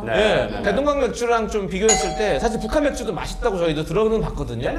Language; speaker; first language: Korean; native; Korean